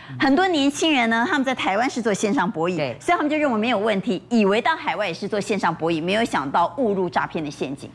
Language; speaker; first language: Chinese; native; Chinese